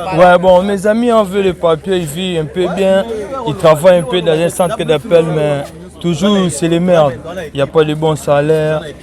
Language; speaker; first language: French; non-native, local second language; Lingala